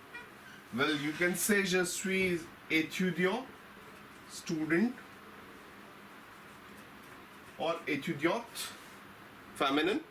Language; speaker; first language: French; non-native, fluent; Hindi